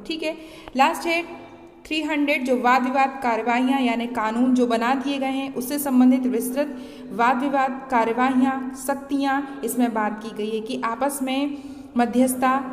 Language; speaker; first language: Hindi; native; Hindi